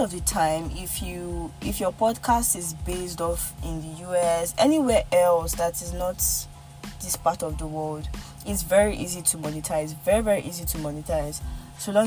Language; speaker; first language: English; non-native, local second language; Yoruba